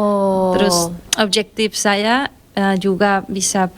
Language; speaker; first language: Indonesian; non-native, fluent; Spanish